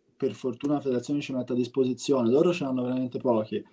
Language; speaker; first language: Italian; native; Italian